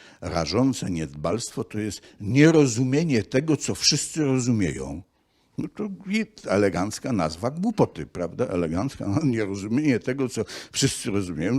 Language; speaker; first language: Polish; native; Polish